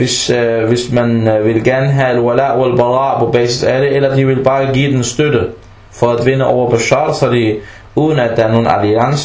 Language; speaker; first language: Danish; early bilingual, other home language; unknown